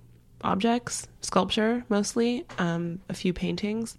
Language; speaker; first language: English; native; English